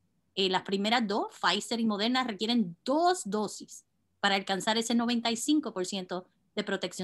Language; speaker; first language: Spanish; native; Spanish